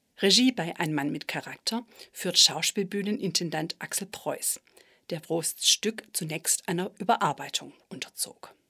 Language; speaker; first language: German; native; German